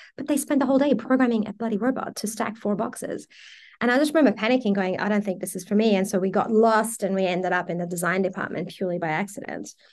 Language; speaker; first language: English; early bilingual, other home language; Persian